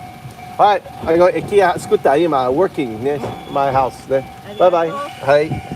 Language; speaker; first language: Japanese; non-native, learner; English